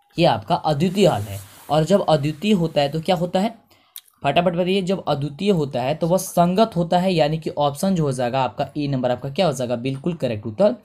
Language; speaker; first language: Hindi; native; Hindi